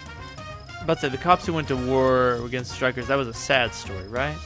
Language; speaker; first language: English; native; English